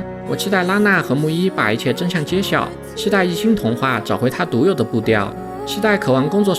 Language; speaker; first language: Chinese; native; Chinese